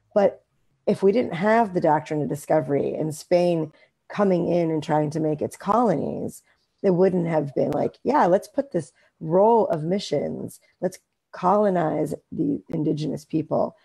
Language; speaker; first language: English; native; English